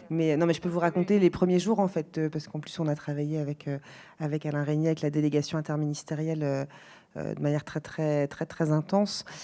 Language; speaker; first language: French; native; French